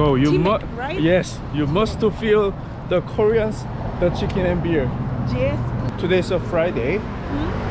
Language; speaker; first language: English; non-native, learner; Korean